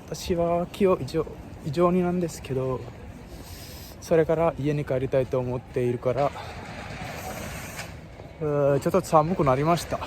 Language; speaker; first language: Japanese; non-native, learner; Sinhala